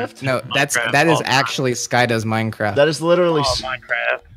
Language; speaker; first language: English; native; English